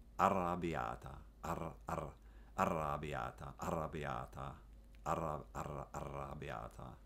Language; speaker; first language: Italian; non-native, learner; English